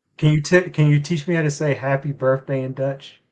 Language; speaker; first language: English; native; English